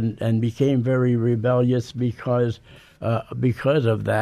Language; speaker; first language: English; native; English